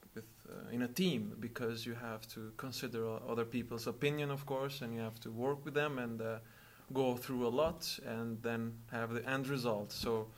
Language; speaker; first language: English; non-native, fluent; Albanian